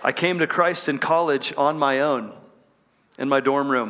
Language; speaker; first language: English; native; English